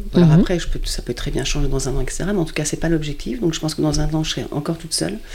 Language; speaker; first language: French; native; French